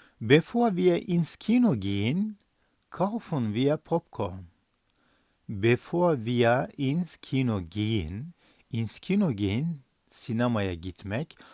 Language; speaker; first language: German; non-native, fluent; Turkish